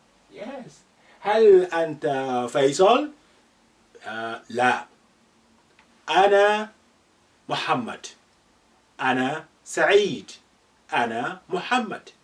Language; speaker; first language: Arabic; non-native, fluent; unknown